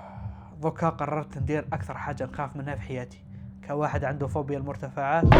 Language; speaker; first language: Arabic; native; Arabic